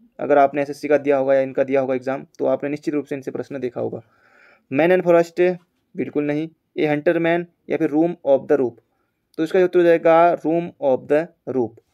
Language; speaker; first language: Hindi; native; Hindi